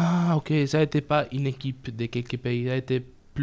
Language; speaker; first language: French; non-native, learner; Spanish